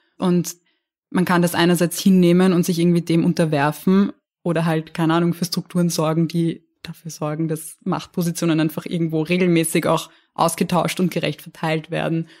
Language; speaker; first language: German; native; German